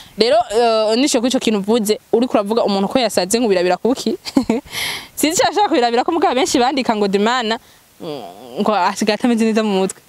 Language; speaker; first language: Rundi; native; Rundi